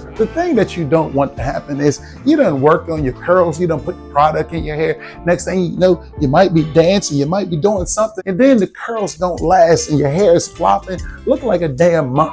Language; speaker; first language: English; native; English